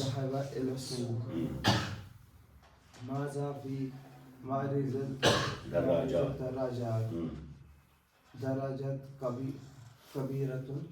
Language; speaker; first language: Arabic; non-native, learner; Urdu